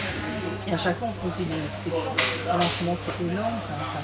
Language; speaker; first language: French; native; French